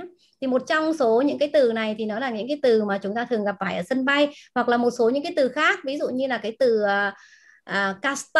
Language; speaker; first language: Vietnamese; native; Vietnamese